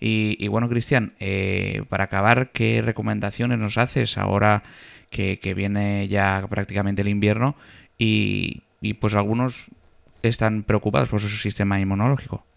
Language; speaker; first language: Spanish; native; Spanish